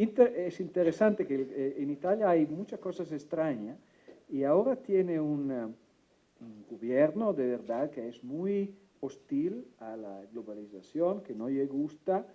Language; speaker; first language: Spanish; non-native, fluent; Italian